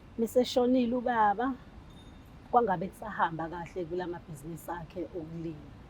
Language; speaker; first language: Zulu; non-native, local second language; Xhosa